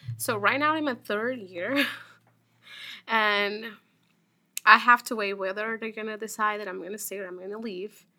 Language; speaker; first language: English; non-native, learner; Spanish